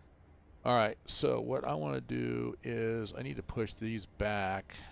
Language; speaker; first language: English; native; English